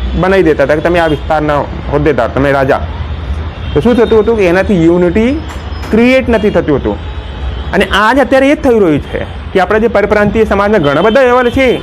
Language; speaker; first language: Gujarati; non-native, local second language; Hindi